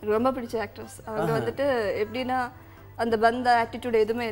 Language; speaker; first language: Tamil; non-native, local second language; Malayalam